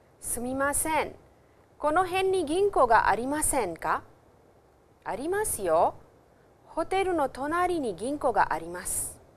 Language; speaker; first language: Japanese; non-native, fluent; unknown